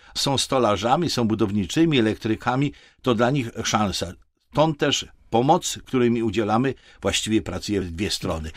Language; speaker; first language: Polish; native; Polish